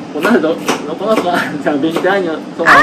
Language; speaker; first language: Spanish; non-native, fluent; Japanese